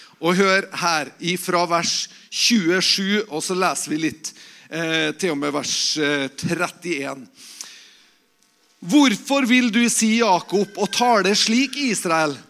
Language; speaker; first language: Norwegian; native; Norwegian